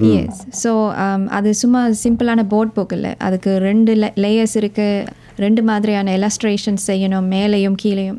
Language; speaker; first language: Tamil; native; Tamil